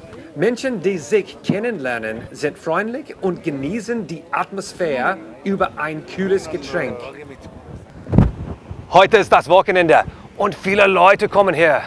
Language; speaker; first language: German; non-native, learner; English